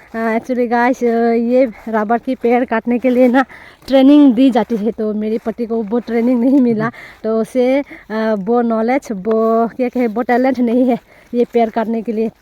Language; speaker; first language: Hindi; non-native, local second language; Kok Borok